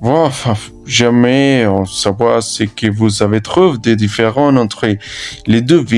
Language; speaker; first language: French; non-native, learner; Spanish